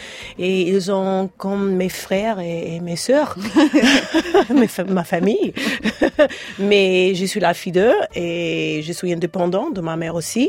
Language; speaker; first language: French; non-native, learner; English